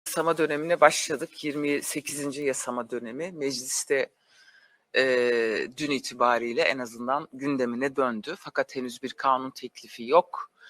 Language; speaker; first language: Turkish; non-native, local second language; Kurdish